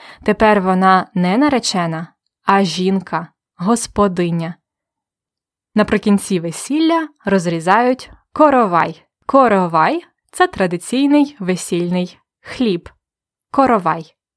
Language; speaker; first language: Ukrainian; native; Ukrainian